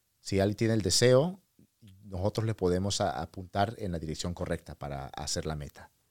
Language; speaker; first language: Spanish; early bilingual, heritage; Spanish